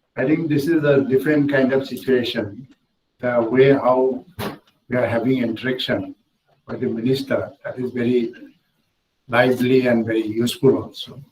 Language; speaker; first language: English; non-native, local second language; Assamese